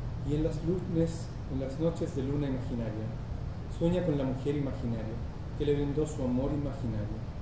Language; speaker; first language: Spanish; early bilingual, heritage; Spanish